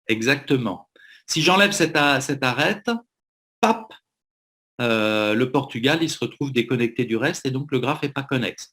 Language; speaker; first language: French; native; French